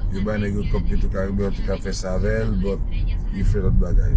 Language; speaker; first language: English; non-native, learner; Haitian Creole